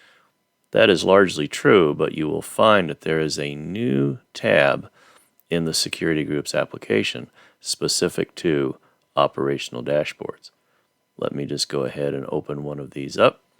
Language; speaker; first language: English; native; English